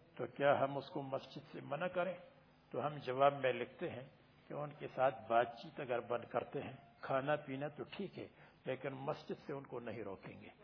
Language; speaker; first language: Urdu; native; Urdu